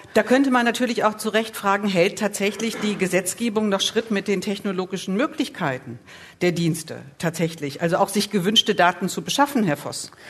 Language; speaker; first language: German; native; German